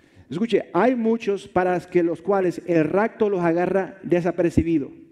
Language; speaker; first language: Spanish; early bilingual, heritage; Spanish